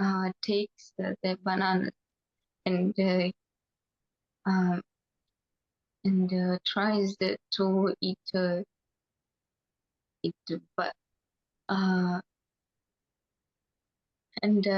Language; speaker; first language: English; non-native, learner; Russian